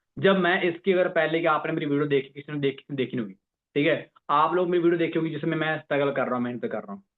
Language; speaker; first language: Hindi; non-native, local second language; Punjabi